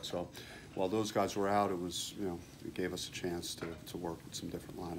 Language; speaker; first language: English; native; English